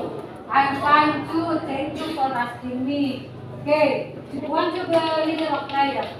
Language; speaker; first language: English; non-native, learner; Indonesian